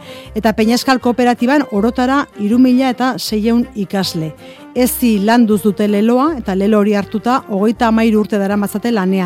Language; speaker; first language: Basque; native; Basque